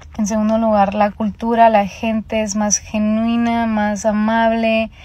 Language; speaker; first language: Spanish; early bilingual, heritage; Spanish